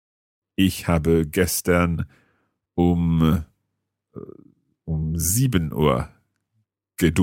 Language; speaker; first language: German; non-native, learner; English